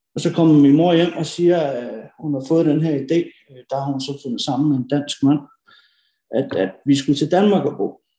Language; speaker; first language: Danish; early bilingual, other home language; Norwegian